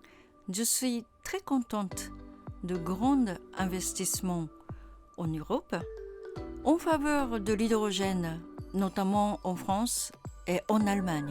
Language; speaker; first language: French; non-native, fluent; Japanese